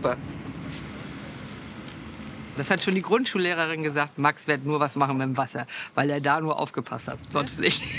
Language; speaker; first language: German; native; German